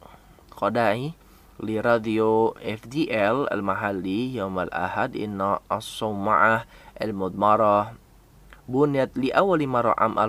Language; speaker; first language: Arabic; non-native, fluent; Indonesian